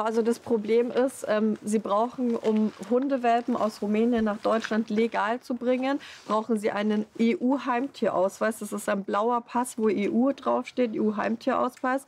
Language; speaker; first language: German; native; German